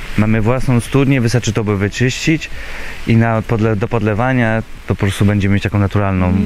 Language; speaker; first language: Polish; native; Polish